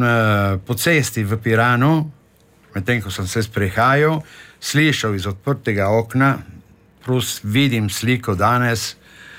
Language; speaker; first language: Slovenian; native; Slovenian